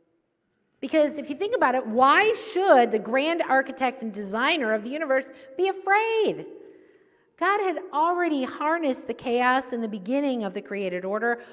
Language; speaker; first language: English; native; English